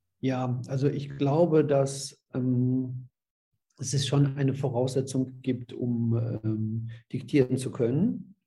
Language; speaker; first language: German; early bilingual, other home language; Russian